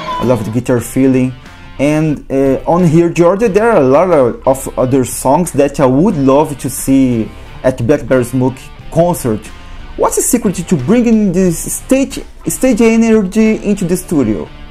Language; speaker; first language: English; non-native, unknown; Portuguese